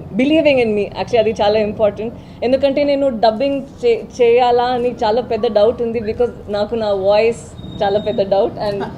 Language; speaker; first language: Telugu; non-native, learner; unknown